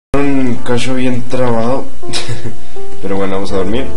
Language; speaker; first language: Spanish; native; Spanish